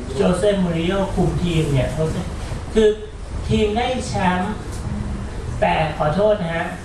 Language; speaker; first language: Thai; native; Thai